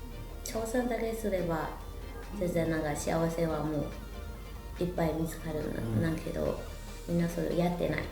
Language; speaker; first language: Japanese; non-native, fluent; Burmese